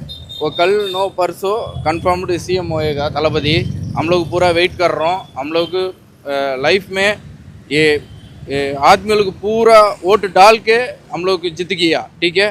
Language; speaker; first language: Hindi; non-native, local second language; Tamil